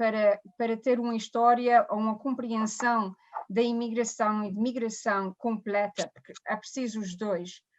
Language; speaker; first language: Portuguese; early bilingual, heritage; Portuguese